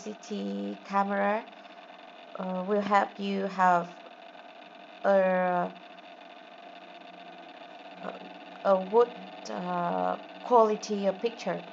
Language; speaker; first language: English; non-native, learner; Vietnamese